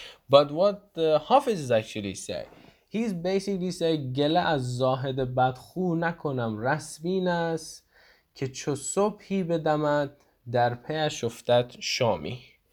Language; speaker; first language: English; non-native, fluent; Persian